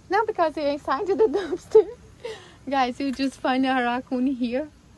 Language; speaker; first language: English; non-native, learner; Portuguese